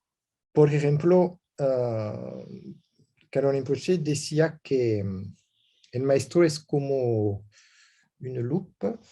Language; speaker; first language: Spanish; non-native, learner; French